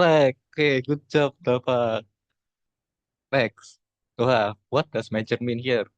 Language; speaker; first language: English; non-native, learner; Indonesian